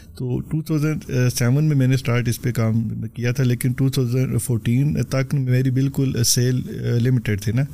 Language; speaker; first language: Urdu; non-native, local second language; Punjabi